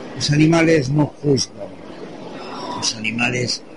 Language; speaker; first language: Spanish; non-native, fluent; French